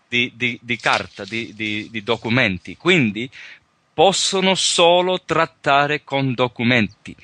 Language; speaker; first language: Italian; early bilingual, heritage; Italian